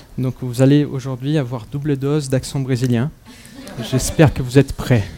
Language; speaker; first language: French; non-native, fluent; Portuguese